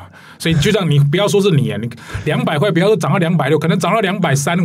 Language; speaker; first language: Chinese; native; Chinese